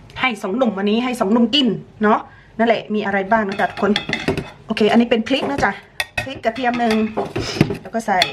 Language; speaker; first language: Thai; native; Thai